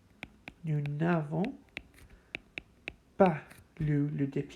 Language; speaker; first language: French; non-native, fluent; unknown